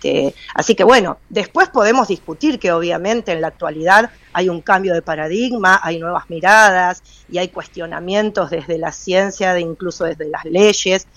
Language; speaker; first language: Spanish; native; Spanish